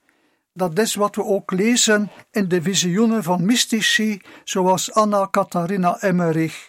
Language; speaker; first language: Dutch; native; Dutch